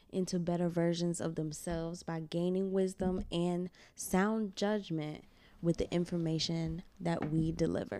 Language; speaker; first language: English; native; English